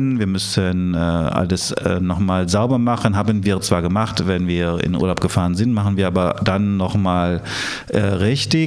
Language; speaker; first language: German; early bilingual, other home language; Italian